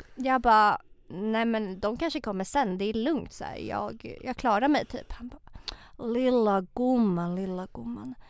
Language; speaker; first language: Swedish; native; Swedish